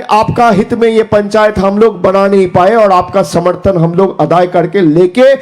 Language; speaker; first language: Hindi; non-native, local second language; Bangla